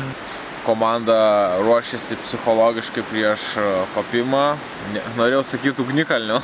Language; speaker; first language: Lithuanian; native; Lithuanian